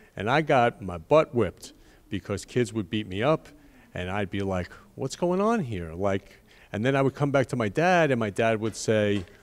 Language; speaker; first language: English; native; English